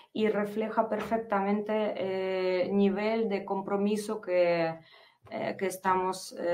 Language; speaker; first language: Spanish; non-native, fluent; Ukrainian